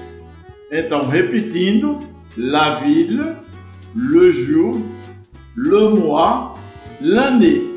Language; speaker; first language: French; non-native, fluent; Portuguese